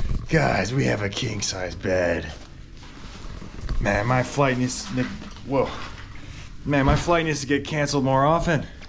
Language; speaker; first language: English; native; English